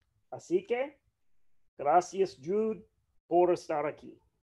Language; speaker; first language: Spanish; non-native, fluent; English